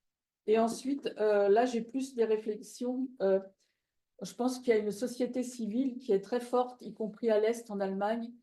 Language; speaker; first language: French; native; French